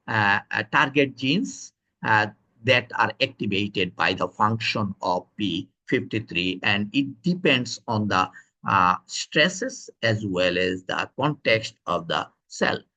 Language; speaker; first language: English; non-native, local second language; Bangla